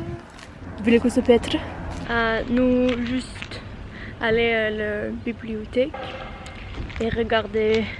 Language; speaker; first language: French; non-native, learner; Norwegian